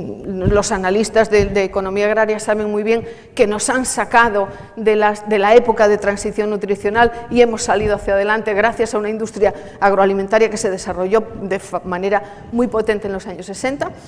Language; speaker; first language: Spanish; native; Spanish